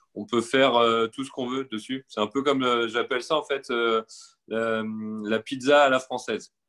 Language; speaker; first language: French; native; French